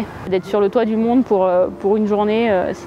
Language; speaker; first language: French; native; French